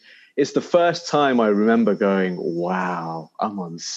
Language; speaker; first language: English; native; English